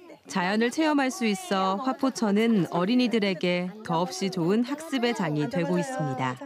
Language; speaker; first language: Korean; native; Korean